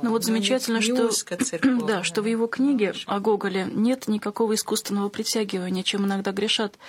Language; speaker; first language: Russian; native; Russian